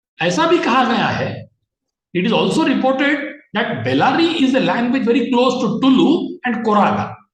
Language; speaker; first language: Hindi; non-native, local second language; Marathi